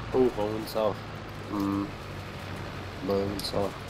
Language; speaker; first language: German; non-native, fluent; Slovenian